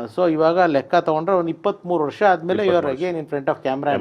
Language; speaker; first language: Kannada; native; Kannada